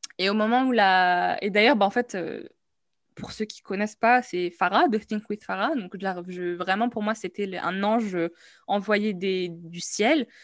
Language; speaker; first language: French; non-native, local second language; Arabic